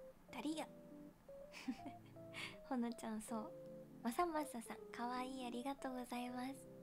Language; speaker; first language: Japanese; native; Japanese